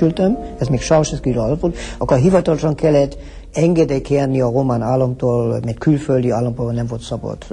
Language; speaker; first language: Hungarian; early bilingual, heritage; Hungarian